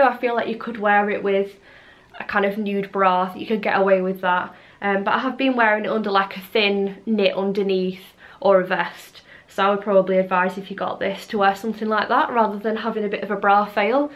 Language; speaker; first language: English; native; English